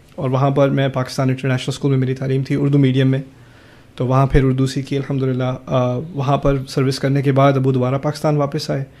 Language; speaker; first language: Urdu; early bilingual, heritage; German